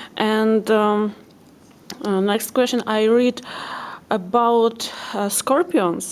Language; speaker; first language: English; non-native, learner; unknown